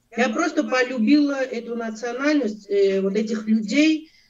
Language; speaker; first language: Russian; non-native, local second language; Armenian